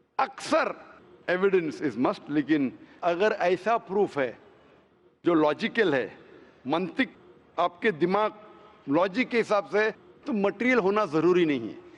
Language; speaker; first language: Hindi; non-native, local second language; Konkani